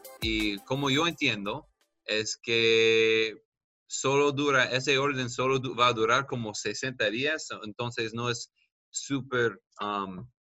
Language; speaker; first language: Spanish; non-native, learner; English